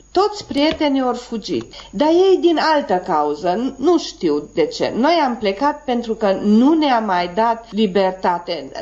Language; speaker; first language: Romanian; native; Romanian